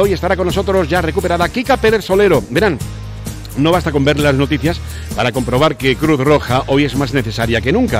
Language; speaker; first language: Spanish; native; Spanish